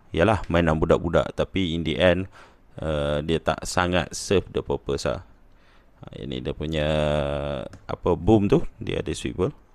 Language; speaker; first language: Malay; native; Malay